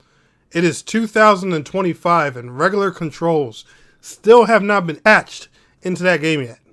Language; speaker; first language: English; native; English